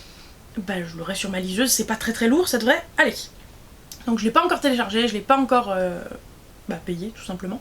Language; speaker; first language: French; native; French